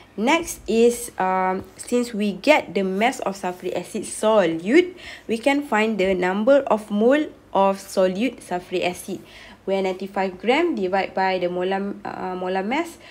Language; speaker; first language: English; non-native, local second language; Malay